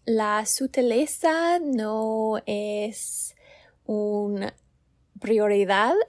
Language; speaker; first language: Spanish; non-native, learner; English